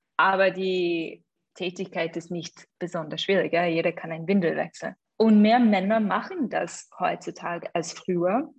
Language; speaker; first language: German; non-native, fluent; English